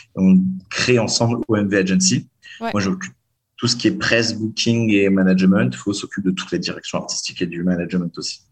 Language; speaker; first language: French; native; French